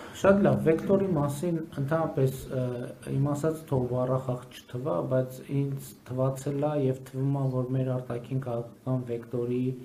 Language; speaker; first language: Armenian; native; Armenian